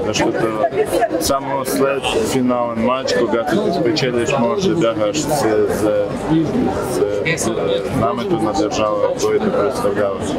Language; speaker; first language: Bulgarian; non-native, learner; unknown